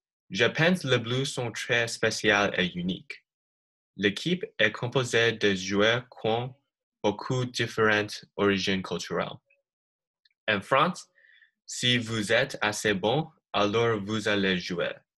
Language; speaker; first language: French; non-native, learner; English